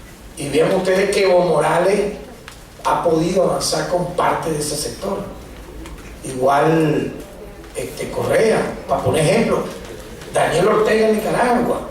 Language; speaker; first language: Spanish; native; Spanish